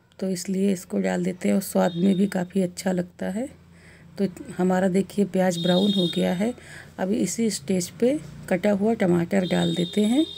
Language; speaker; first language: Hindi; native; Hindi